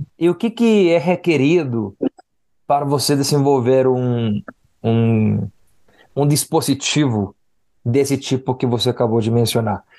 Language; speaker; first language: Portuguese; non-native, fluent; Spanish